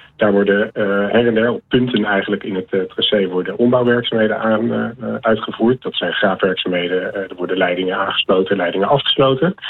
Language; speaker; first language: Dutch; native; Dutch